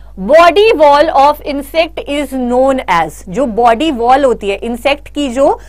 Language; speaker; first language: Hindi; native; Hindi